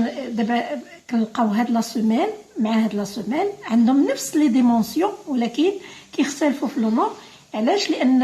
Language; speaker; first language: Arabic; native; Arabic